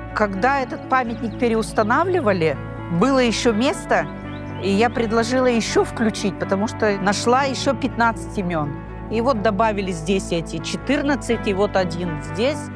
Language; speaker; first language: Russian; non-native, local second language; Gagauz